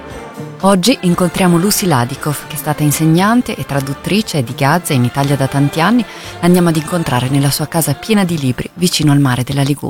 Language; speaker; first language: Italian; native; Italian